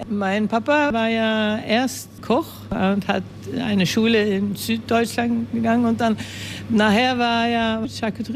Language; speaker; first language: German; early bilingual, heritage; Swedish